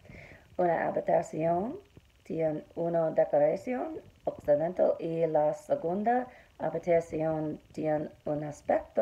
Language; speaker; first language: Spanish; non-native, learner; English